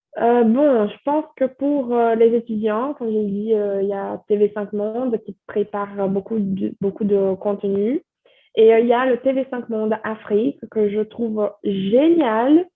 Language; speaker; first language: French; non-native, fluent; Portuguese